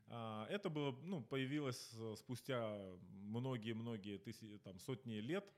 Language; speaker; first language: Russian; native; Russian